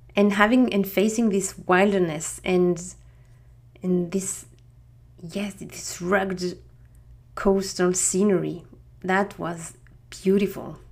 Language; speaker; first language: English; non-native, fluent; French